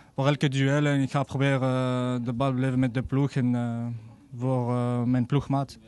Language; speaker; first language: Dutch; non-native, learner; Arabic